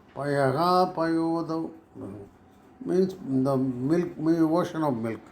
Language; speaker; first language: English; non-native, local second language; Tamil